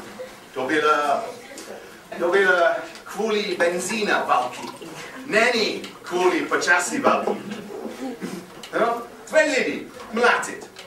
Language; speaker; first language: Czech; non-native, learner; English